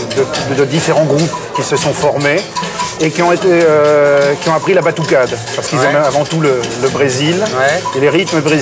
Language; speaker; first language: French; native; French